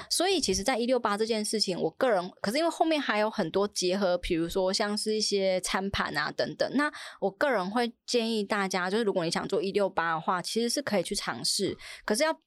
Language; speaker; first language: Chinese; native; Chinese